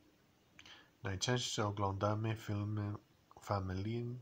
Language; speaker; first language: Polish; non-native, learner; English